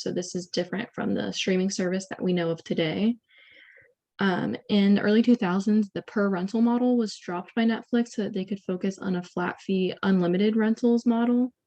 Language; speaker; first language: English; native; English